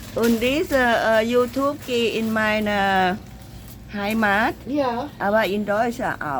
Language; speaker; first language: German; non-native, learner; Thai